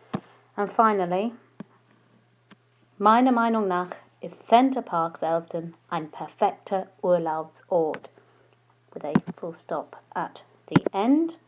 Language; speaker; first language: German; non-native, fluent; English